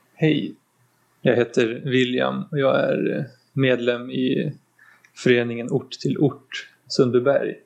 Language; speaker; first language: Swedish; native; Swedish